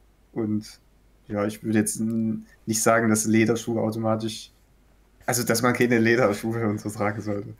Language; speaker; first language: German; native; German